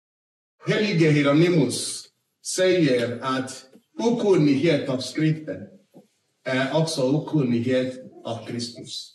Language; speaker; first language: Swedish; non-native, fluent; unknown